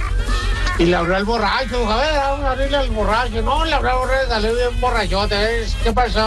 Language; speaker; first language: Spanish; native; Spanish